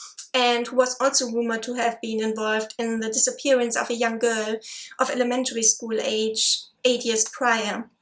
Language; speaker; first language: English; non-native, fluent; German